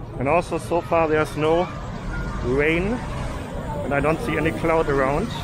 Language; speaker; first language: English; non-native, fluent; German